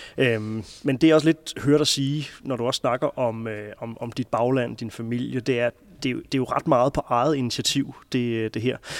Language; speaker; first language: Danish; native; Danish